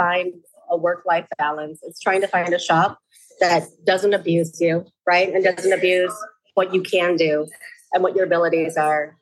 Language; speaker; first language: English; native; English